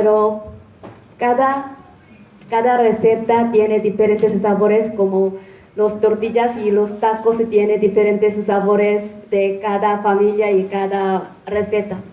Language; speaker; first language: Spanish; non-native, fluent; Korean